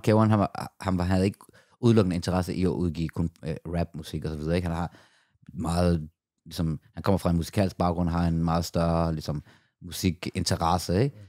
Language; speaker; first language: Danish; early bilingual, other home language; Persian